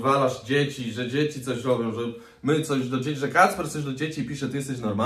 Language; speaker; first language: Polish; native; Polish